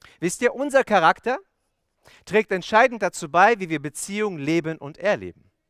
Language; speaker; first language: German; early bilingual, other home language; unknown